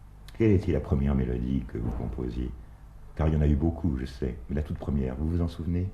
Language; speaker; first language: French; native; French